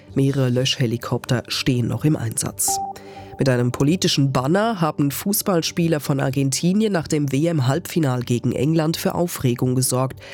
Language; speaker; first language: German; native; German